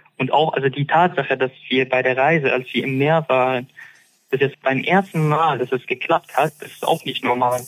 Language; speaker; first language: German; non-native, fluent; Arabic